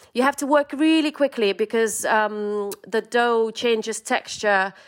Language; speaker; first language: English; non-native, fluent; Russian